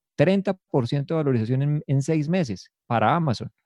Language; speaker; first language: Spanish; native; Spanish